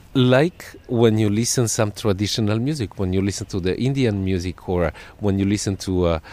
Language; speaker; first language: English; non-native, fluent; Serbian